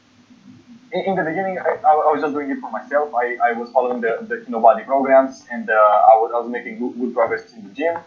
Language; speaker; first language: English; non-native, fluent; Romanian